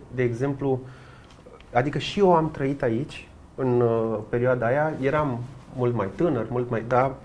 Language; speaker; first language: Romanian; native; Romanian